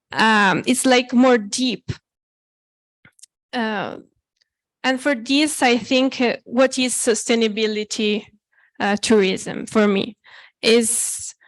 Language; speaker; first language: English; non-native, fluent; Italian